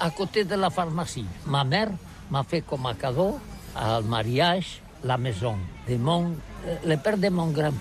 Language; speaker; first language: French; non-native, learner; Catalan